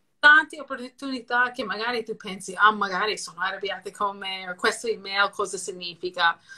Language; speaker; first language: Italian; non-native, fluent; English